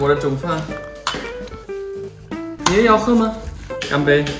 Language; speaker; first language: Chinese; non-native, fluent; German